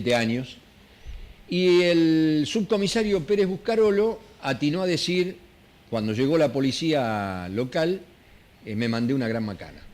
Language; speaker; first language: Spanish; native; Spanish